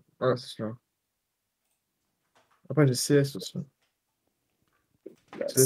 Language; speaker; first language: French; native; French